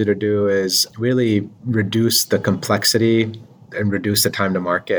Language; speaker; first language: English; non-native, local second language; Urdu